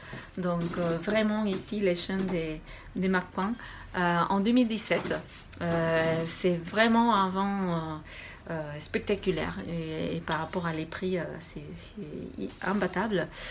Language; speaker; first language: French; non-native, fluent; Spanish